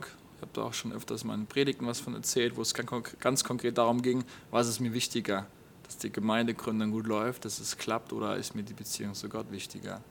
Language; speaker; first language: German; native; German